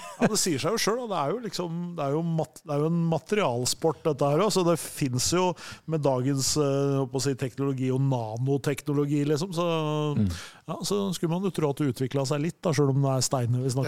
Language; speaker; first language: Norwegian; native; Norwegian